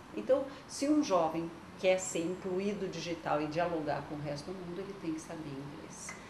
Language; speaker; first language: Portuguese; non-native, local second language; French